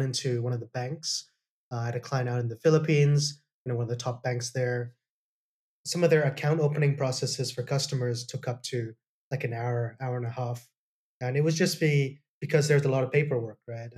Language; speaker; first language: English; non-native, local second language; Cantonese